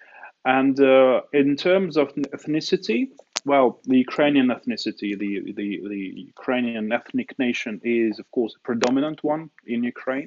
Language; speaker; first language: English; non-native, fluent; Russian